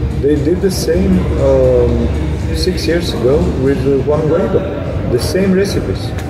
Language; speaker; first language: English; non-native, fluent; Romanian